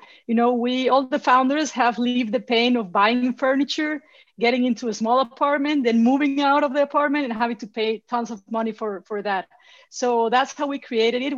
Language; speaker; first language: English; non-native, fluent; Spanish